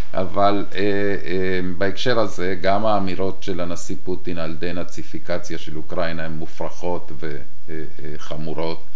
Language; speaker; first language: Hebrew; non-native, fluent; Spanish